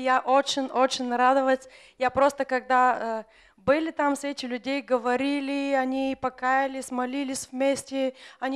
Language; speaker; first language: Russian; non-native, fluent; Bulgarian